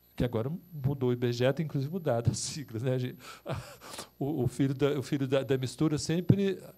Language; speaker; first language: Portuguese; native; Portuguese